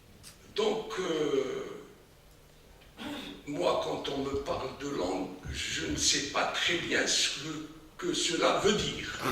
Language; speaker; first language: French; non-native, local second language; Arabic